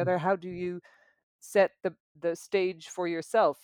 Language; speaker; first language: English; non-native, fluent; Dutch